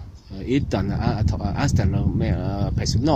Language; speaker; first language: Swedish; non-native, learner; Vietnamese